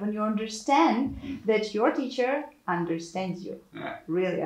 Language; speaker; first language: English; non-native, fluent; Ukrainian